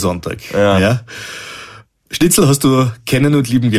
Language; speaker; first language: German; native; German